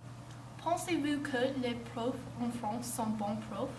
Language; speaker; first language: French; non-native, learner; English